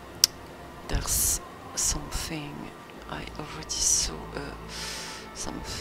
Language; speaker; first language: English; non-native, learner; French